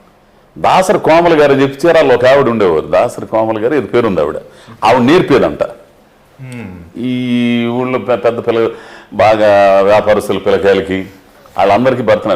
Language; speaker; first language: Telugu; native; Telugu